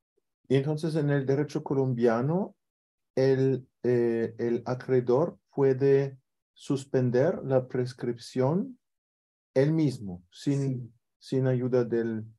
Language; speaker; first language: Spanish; non-native, fluent; German